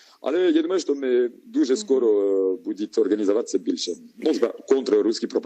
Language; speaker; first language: Ukrainian; non-native, learner; French